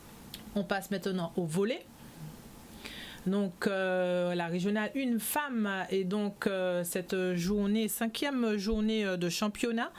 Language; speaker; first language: French; native; French